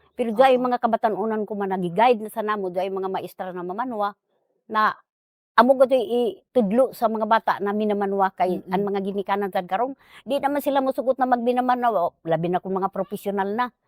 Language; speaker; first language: Cebuano; non-native, local second language; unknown